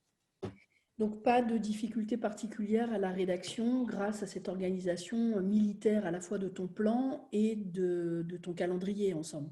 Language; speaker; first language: French; native; French